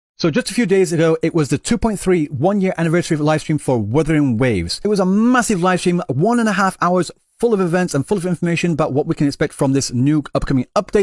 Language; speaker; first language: English; native; English